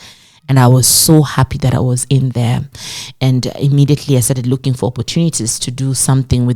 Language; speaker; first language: English; non-native, local second language; Swahili